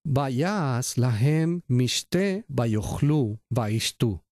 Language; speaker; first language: Hebrew; non-native, learner; Spanish